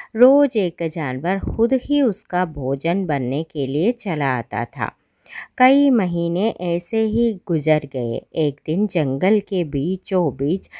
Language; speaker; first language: Hindi; non-native, local second language; Malayalam